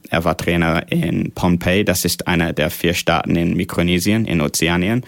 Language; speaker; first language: German; non-native, fluent; English